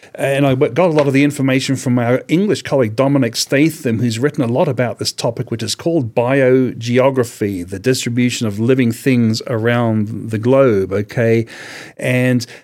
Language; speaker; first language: English; native; English